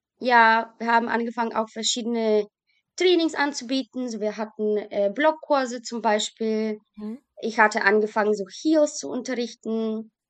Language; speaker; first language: German; non-native, fluent; Bulgarian